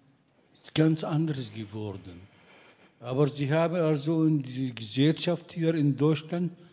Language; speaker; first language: German; non-native, fluent; Arabic